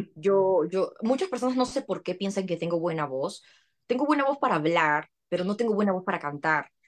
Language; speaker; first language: Spanish; native; Spanish